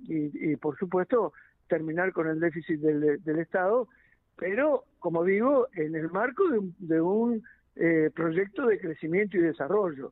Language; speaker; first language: Spanish; native; Spanish